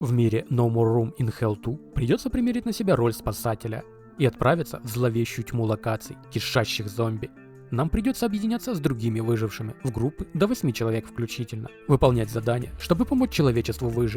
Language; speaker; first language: Russian; native; Russian